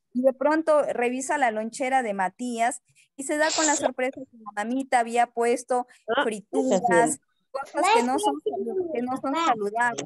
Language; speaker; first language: Spanish; native; Spanish